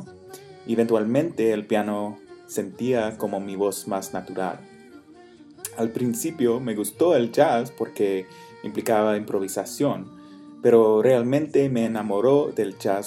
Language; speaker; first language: Spanish; non-native, fluent; English